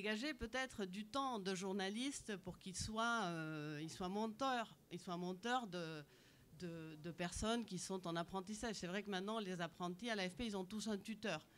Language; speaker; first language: French; native; French